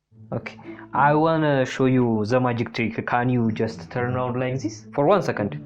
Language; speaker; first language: English; non-native, learner; Amharic